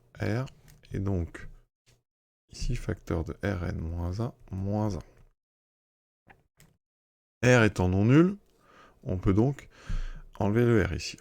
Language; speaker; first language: French; native; French